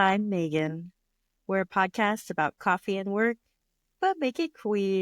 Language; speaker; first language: English; native; English